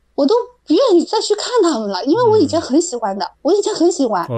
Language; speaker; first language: Chinese; native; Chinese